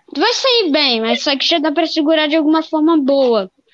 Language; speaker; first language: Portuguese; native; Portuguese